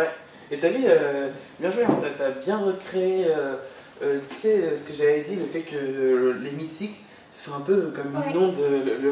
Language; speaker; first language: French; native; French